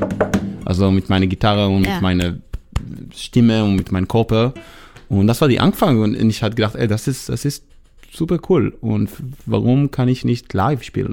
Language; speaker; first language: German; non-native, learner; Hebrew